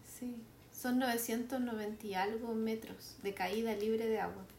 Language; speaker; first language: Spanish; native; Spanish